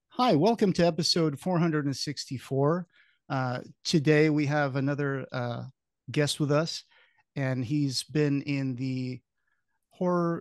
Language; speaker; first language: English; non-native, fluent; Portuguese